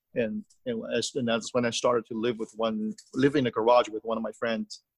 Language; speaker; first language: English; early bilingual, other home language; Chinese